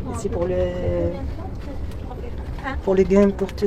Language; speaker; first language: French; non-native, learner; Arabic